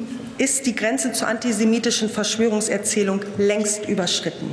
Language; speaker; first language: German; native; German